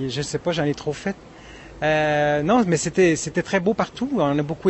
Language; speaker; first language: French; native; French